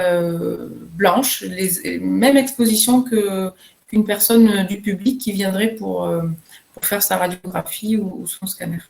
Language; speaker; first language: French; native; French